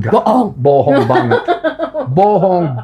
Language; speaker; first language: Indonesian; non-native, learner; English